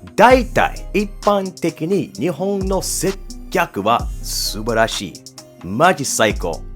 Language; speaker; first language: Japanese; non-native, fluent; English